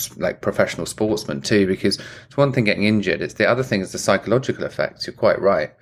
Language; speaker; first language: English; native; English